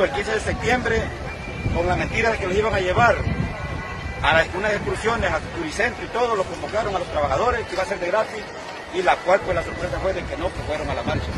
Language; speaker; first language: Spanish; native; Spanish